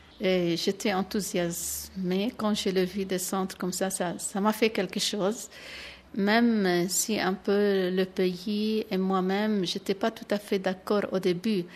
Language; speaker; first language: French; non-native, fluent; Arabic